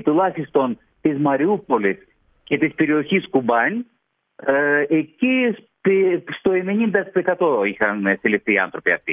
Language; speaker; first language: Greek; early bilingual, heritage; Greek